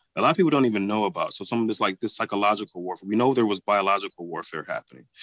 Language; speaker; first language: English; native; English